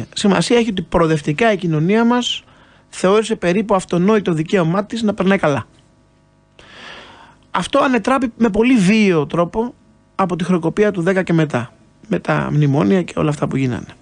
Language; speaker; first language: Greek; native; Greek